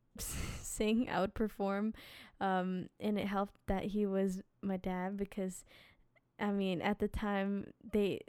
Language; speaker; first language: English; native; English